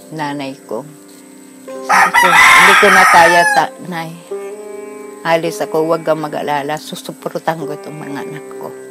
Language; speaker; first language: Filipino; non-native, local second language; Cebuano